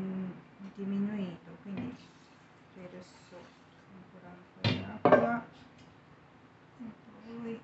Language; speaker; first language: Italian; non-native, learner; Japanese